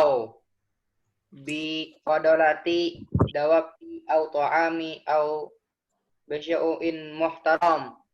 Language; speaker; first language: Arabic; non-native, learner; Indonesian